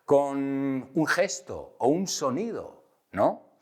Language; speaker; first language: Spanish; non-native, fluent; English